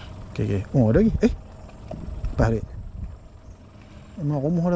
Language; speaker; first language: Malay; native; Malay